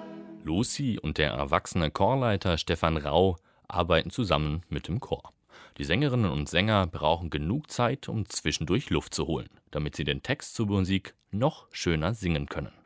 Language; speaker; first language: German; native; German